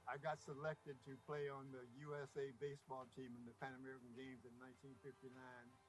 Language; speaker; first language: English; native; English